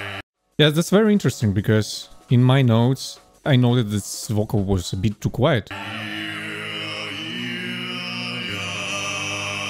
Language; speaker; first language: English; non-native, fluent; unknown